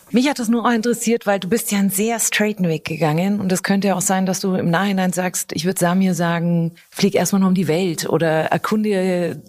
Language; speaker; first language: German; native; German